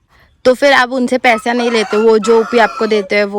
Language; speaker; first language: Hindi; native; Hindi